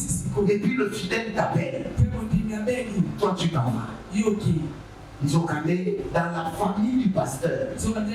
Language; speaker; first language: French; non-native, local second language; Lingala